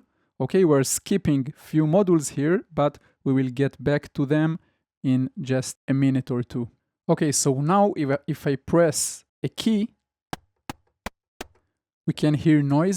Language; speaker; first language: English; non-native, fluent; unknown